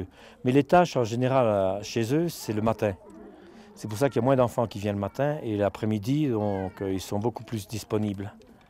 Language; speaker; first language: French; native; French